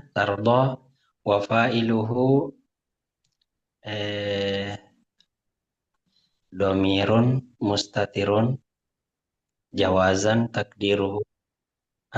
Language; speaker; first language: Arabic; non-native, learner; Indonesian